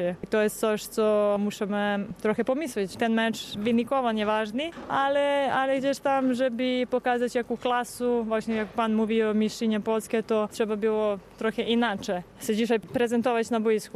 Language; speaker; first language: Polish; non-native, fluent; Serbian